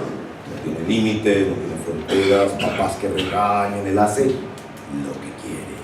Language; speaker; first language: Spanish; native; Spanish